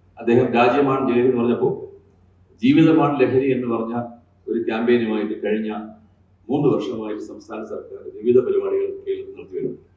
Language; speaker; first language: Malayalam; non-native, local second language; Tamil